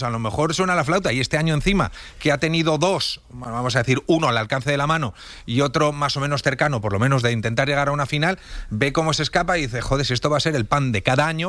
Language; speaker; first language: Spanish; native; Spanish